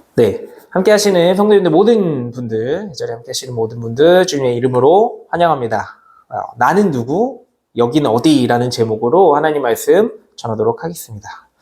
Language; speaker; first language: Korean; native; Korean